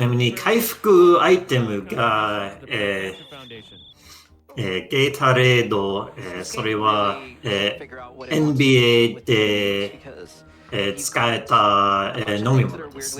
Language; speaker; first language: Japanese; non-native, learner; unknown